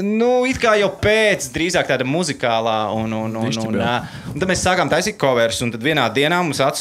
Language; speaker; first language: Latvian; native; Latvian